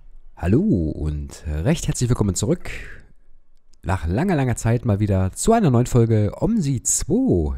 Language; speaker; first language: German; native; German